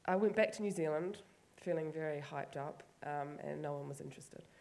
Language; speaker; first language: English; native; English